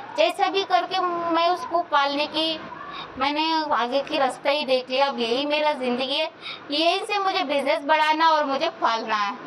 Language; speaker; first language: Hindi; non-native, local second language; Kannada